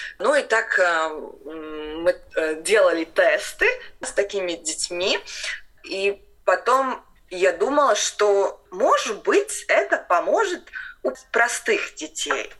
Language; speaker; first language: Russian; non-native, local second language; Latvian